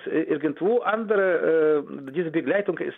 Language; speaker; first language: German; non-native, fluent; Russian